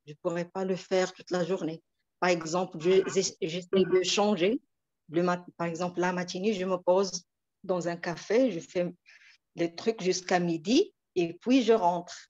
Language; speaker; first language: French; non-native, local second language; Arabic